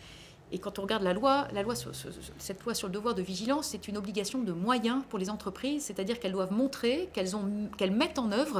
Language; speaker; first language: French; native; French